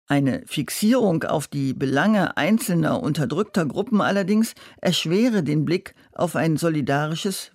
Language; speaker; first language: German; native; German